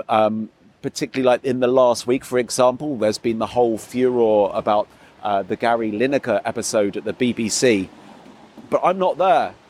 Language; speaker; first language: English; native; English